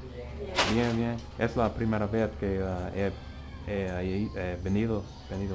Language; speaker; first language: Spanish; non-native, learner; English